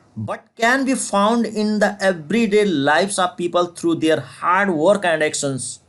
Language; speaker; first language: English; non-native, local second language; Nepali